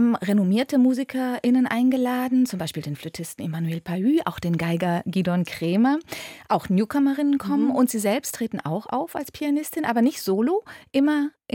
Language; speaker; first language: German; native; German